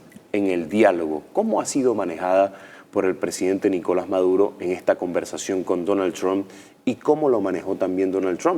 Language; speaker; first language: Spanish; native; Spanish